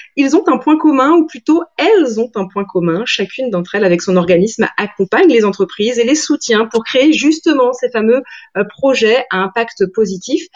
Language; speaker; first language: French; native; French